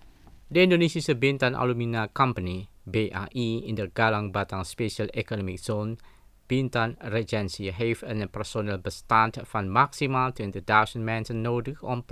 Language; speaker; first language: Dutch; non-native, fluent; Indonesian